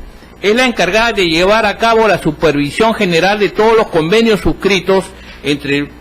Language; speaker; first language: Spanish; native; Spanish